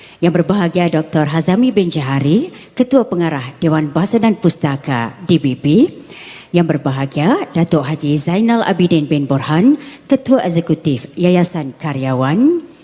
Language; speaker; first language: Malay; native; Malay